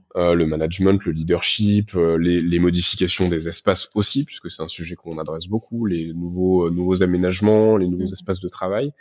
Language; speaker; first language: French; native; French